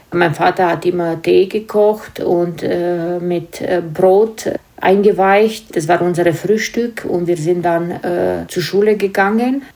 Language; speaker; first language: German; non-native, fluent; Romanian